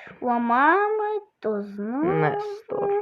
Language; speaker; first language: Polish; non-native, learner; Russian